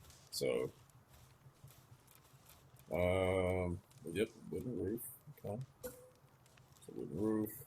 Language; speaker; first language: English; native; English